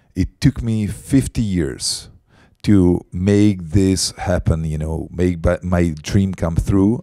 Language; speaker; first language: English; non-native, fluent; Czech